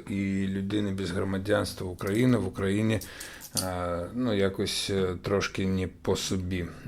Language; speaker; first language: Ukrainian; non-native, local second language; Russian